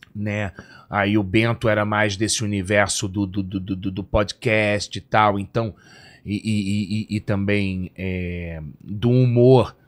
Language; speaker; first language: Portuguese; native; Portuguese